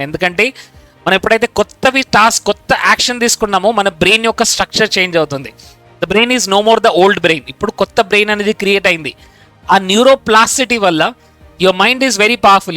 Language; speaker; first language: Telugu; native; Telugu